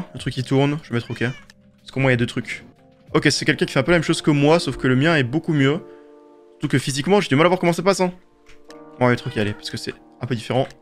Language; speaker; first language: French; native; French